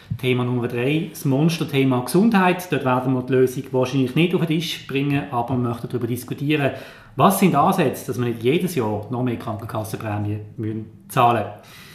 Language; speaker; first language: German; native; German